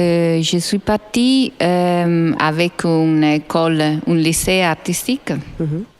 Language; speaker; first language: French; non-native, fluent; Italian